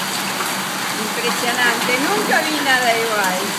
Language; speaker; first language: Spanish; native; Spanish